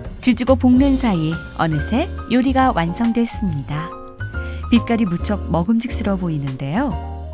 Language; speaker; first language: Korean; native; Korean